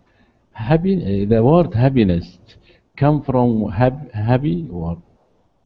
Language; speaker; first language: English; non-native, learner; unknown